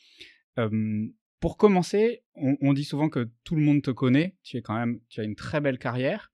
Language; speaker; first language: French; native; French